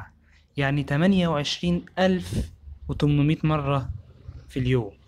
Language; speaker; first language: Arabic; native; Arabic